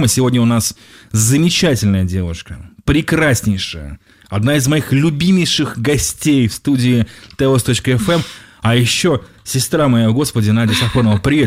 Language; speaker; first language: Russian; native; Russian